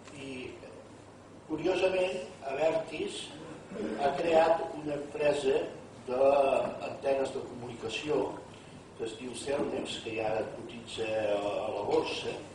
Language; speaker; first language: Catalan; native; Catalan